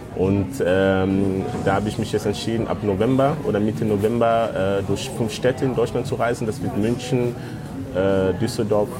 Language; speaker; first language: German; early bilingual, other home language; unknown